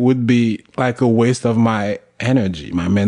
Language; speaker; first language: English; non-native, fluent; Haitian Creole